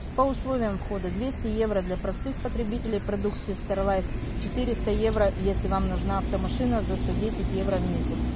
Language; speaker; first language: Russian; native; Russian